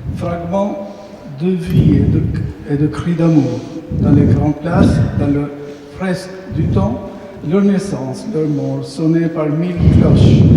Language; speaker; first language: French; non-native, fluent; Albanian